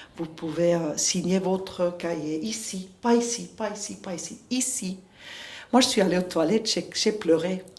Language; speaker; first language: French; non-native, local second language; Swiss German